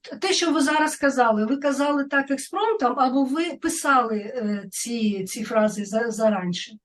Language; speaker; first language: Ukrainian; non-native, learner; French